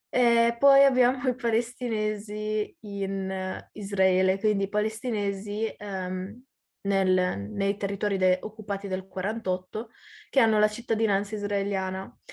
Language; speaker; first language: Italian; early bilingual, other home language; Arabic